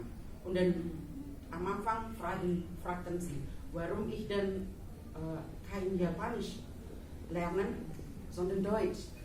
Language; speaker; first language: German; non-native, fluent; Indonesian